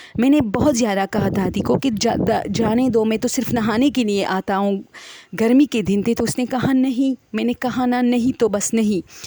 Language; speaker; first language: Urdu; non-native, local second language; Pashto